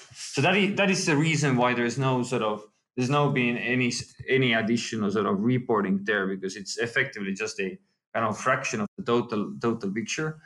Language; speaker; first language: English; non-native, fluent; Estonian